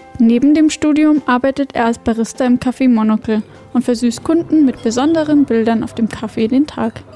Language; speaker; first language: German; native; German